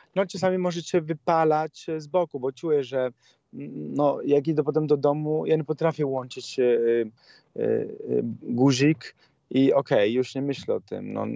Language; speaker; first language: Polish; non-native, learner; Italian